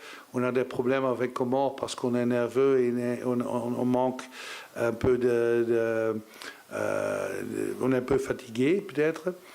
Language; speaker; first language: French; non-native, learner; Dutch